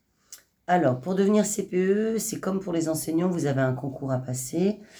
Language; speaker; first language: French; native; French